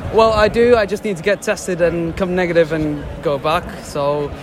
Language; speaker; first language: English; non-native, fluent; Maltese